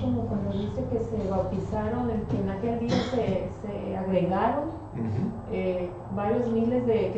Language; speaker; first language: Spanish; native; Spanish